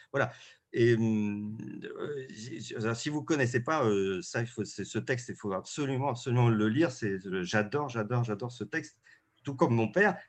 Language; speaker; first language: French; early bilingual, other home language; Russian